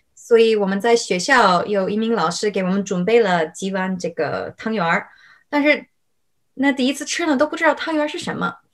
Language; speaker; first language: Chinese; non-native, fluent; English